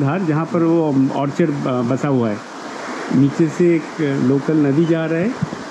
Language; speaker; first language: Hindi; non-native, local second language; Bangla